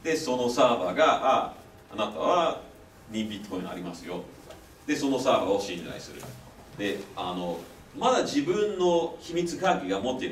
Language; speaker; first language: Japanese; non-native, fluent; English